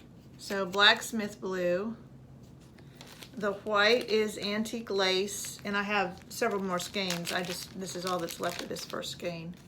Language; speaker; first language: English; native; English